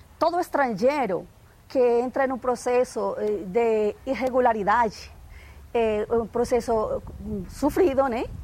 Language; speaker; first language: Portuguese; non-native, fluent; Spanish